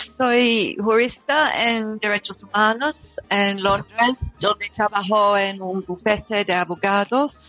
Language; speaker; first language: Spanish; non-native, learner; English